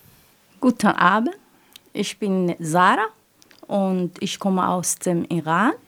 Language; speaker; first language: German; non-native, learner; Persian